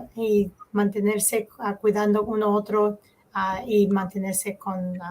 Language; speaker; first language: Spanish; early bilingual, heritage; Spanish